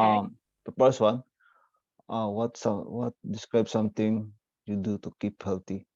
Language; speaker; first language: English; non-native, learner; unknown